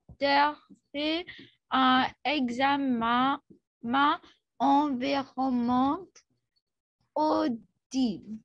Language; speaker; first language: French; non-native, learner; English